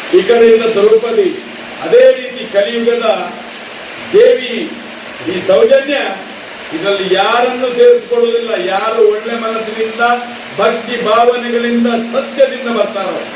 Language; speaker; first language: Kannada; non-native, local second language; Tulu